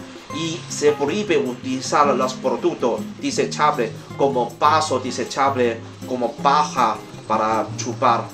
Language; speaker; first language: Spanish; non-native, learner; Chinese